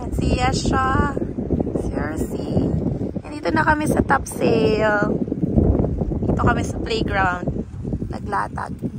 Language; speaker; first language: Filipino; native; Filipino